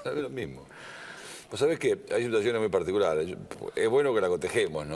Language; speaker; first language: Spanish; native; Spanish